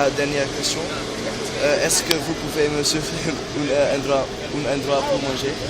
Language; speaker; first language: French; non-native, learner; Dutch